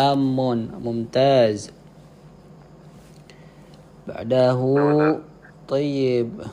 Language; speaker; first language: Arabic; non-native, fluent; Indonesian